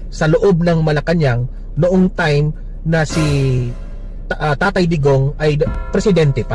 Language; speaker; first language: Filipino; native; Filipino